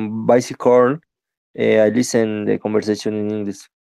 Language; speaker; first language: English; non-native, learner; Spanish